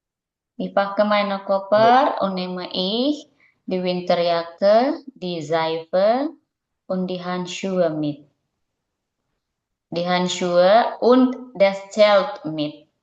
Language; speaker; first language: German; non-native, learner; Indonesian